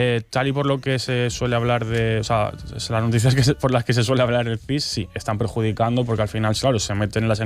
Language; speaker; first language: Spanish; native; Spanish